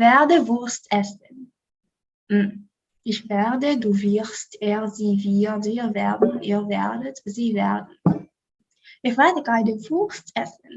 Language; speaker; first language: German; non-native, learner; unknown